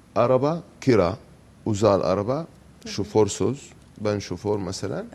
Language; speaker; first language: Turkish; non-native, learner; Arabic